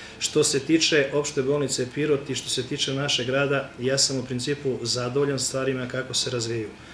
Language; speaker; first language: Serbian; native; Serbian